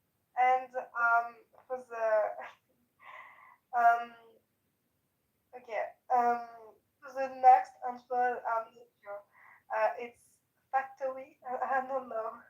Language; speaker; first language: English; non-native, learner; French